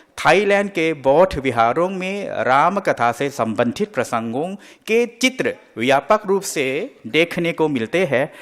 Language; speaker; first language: Hindi; non-native, fluent; Thai